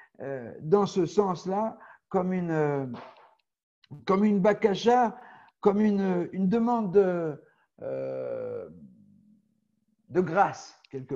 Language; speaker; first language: French; native; French